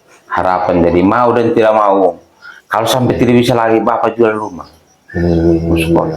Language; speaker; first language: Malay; non-native, local second language; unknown